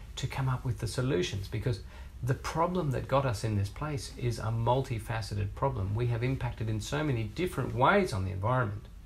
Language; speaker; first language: English; native; English